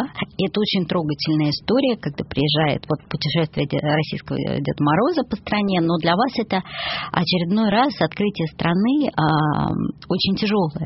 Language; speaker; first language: Russian; native; Russian